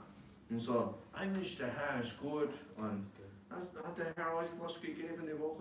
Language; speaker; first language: German; non-native, fluent; English